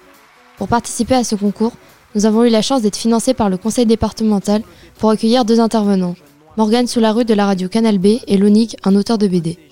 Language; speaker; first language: French; native; French